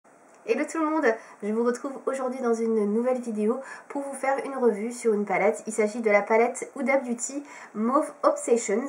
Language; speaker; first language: French; native; French